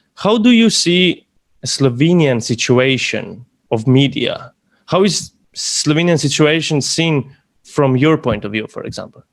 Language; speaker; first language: English; non-native, fluent; Slovenian